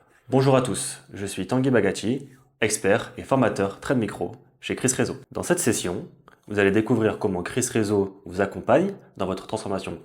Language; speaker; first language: French; native; French